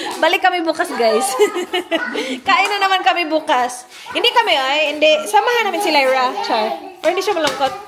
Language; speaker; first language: Filipino; non-native, local second language; Cebuano